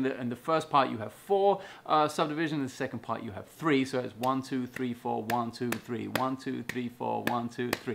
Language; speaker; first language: English; native; English